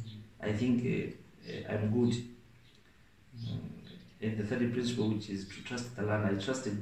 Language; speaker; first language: English; non-native, local second language; Swahili